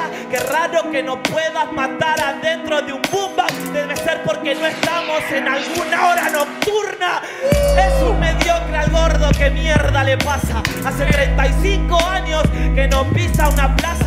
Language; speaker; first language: Spanish; native; Spanish